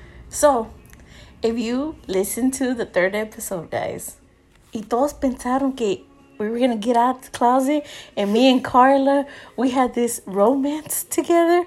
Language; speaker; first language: English; early bilingual, other home language; Spanish